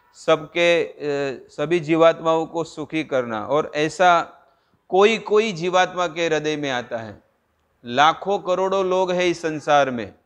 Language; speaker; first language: Hindi; non-native, local second language; Gujarati